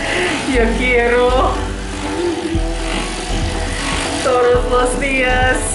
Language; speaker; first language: Spanish; non-native, learner; English